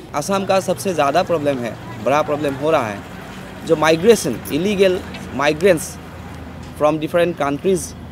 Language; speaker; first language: Hindi; non-native, local second language; Assamese